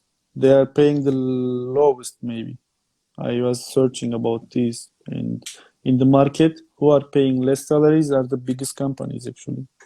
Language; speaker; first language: English; non-native, fluent; Turkish